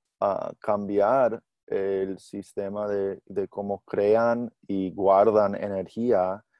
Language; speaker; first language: Spanish; non-native, learner; English